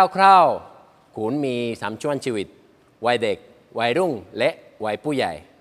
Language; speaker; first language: Thai; non-native, learner; Spanish